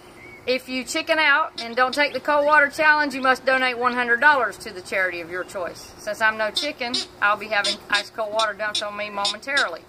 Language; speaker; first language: English; native; English